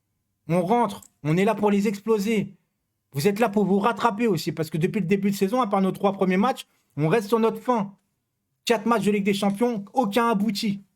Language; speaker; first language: French; native; French